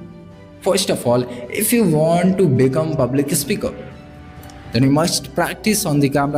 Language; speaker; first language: English; non-native, learner; Bhojpuri